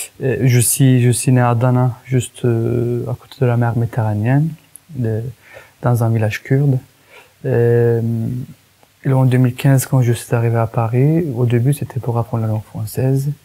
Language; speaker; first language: French; non-native, fluent; Kurdish